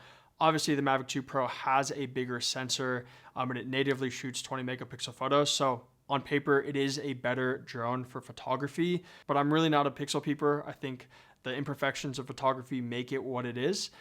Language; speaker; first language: English; native; English